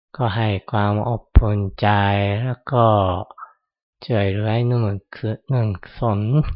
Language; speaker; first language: Thai; non-native, fluent; Japanese